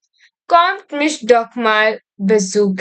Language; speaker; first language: German; non-native, fluent; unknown